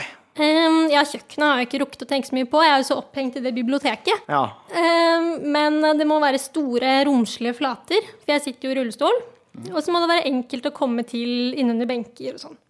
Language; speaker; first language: Norwegian; native; Norwegian